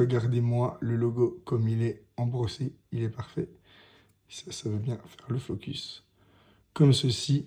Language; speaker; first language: French; native; French